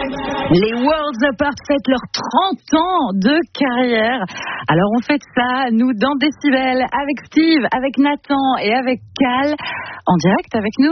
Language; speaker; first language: French; native; French